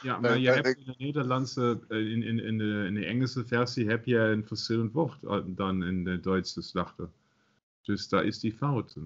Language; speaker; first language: Dutch; non-native, learner; German